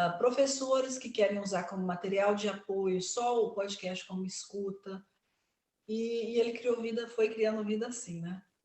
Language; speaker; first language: Portuguese; native; Portuguese